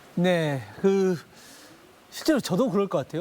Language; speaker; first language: Korean; native; Korean